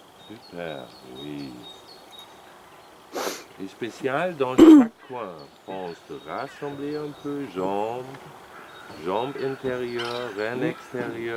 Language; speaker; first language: French; non-native, learner; German